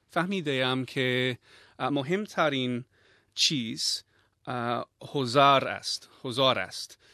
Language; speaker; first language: Persian; non-native, learner; English